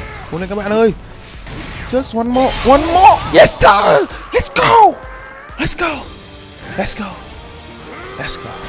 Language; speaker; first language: English; non-native, learner; Vietnamese